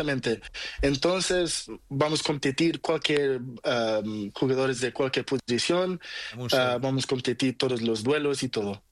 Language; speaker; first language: Spanish; non-native, learner; Portuguese